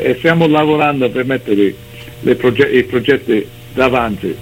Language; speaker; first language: Italian; early bilingual, heritage; English